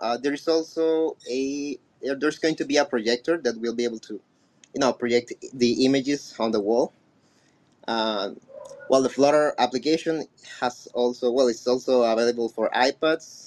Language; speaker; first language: English; non-native, fluent; Spanish